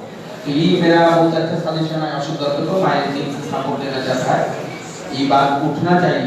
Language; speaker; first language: Hindi; non-native, local second language; Bangla